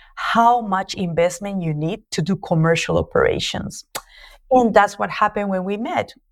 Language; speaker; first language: English; non-native, fluent; Spanish